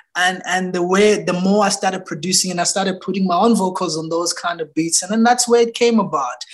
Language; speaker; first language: English; non-native, local second language; Xhosa